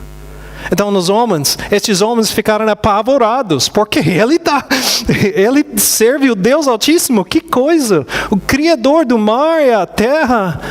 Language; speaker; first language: Portuguese; non-native, fluent; English